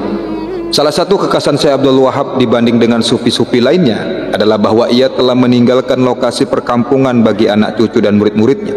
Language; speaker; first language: Indonesian; native; Indonesian